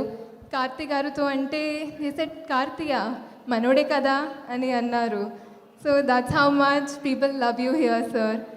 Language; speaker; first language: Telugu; non-native, fluent; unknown